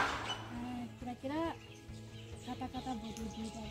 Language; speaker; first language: Indonesian; native; Indonesian